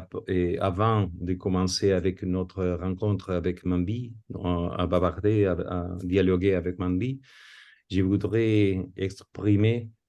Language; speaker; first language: French; non-native, fluent; Spanish